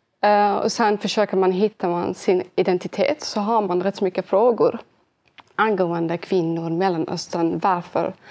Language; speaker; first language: Swedish; early bilingual, other home language; Arabic